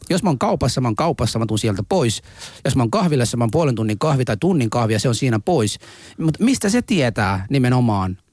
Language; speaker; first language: Finnish; non-native, fluent; Somali